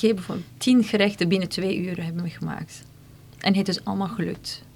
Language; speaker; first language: Dutch; non-native, fluent; Turkish